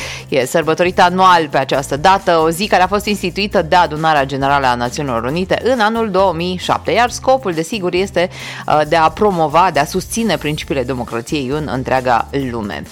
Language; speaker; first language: Romanian; native; Romanian